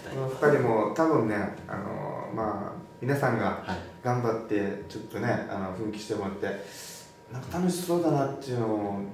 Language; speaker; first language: Japanese; native; Japanese